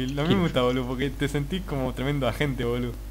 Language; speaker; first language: Spanish; native; Spanish